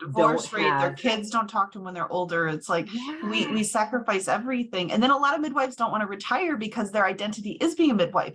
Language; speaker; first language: English; native; English